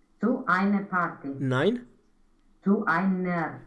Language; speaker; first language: German; non-native, learner; Romanian